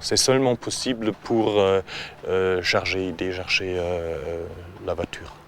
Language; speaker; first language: French; non-native, learner; German